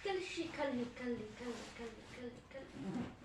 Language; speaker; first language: Arabic; non-native, learner; Oromo